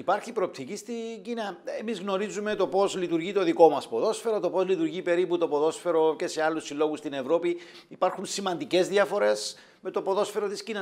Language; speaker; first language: Greek; native; Greek